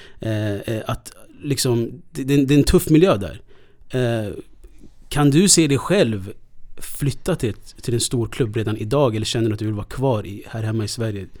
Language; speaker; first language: Swedish; native; Swedish